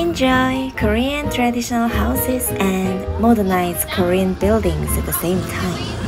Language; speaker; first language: English; non-native, learner; Korean